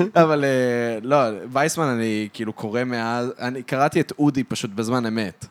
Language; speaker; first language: Hebrew; early bilingual, other home language; French